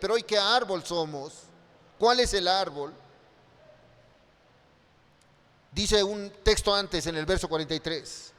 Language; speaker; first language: Spanish; native; Spanish